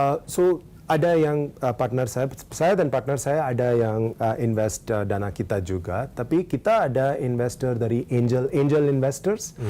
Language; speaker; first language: Indonesian; non-native, learner; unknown